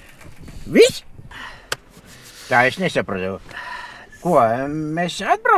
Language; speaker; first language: Latvian; non-native, learner; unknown